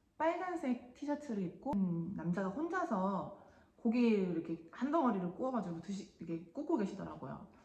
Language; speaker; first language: Korean; native; Korean